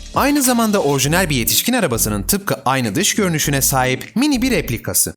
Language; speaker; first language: Turkish; native; Turkish